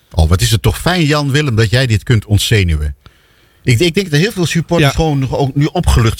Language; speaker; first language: Dutch; native; Dutch